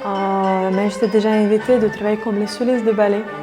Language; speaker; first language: French; non-native, fluent; Russian